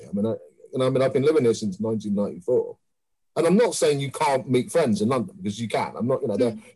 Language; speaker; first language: English; native; English